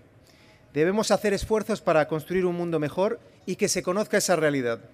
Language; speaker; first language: Spanish; native; Spanish